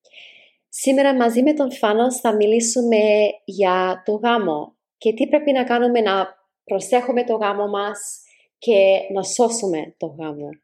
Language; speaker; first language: Greek; early bilingual, heritage; Greek